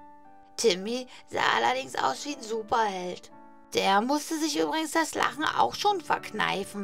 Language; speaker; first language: German; native; German